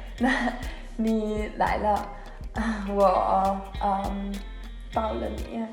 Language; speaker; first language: Chinese; non-native, learner; German